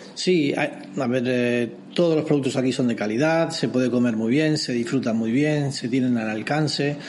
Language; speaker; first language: Spanish; native; Spanish